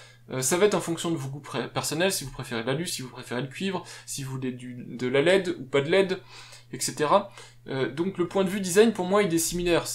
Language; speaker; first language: French; native; French